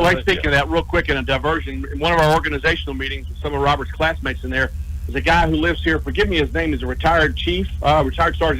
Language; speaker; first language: English; native; English